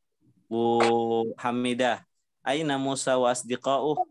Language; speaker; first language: Arabic; non-native, fluent; Indonesian